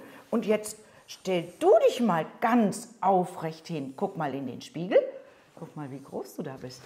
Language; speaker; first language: German; native; German